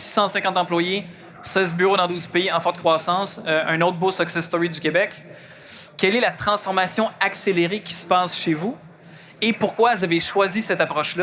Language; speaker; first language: French; native; French